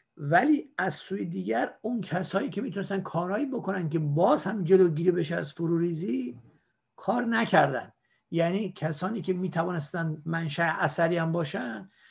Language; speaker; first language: Persian; native; Persian